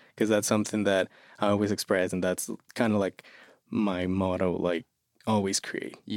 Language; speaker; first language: English; non-native, fluent; Spanish